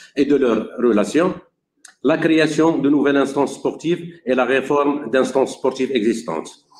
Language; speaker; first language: French; non-native, local second language; Arabic